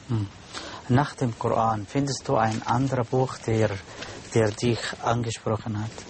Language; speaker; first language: German; non-native, learner; Arabic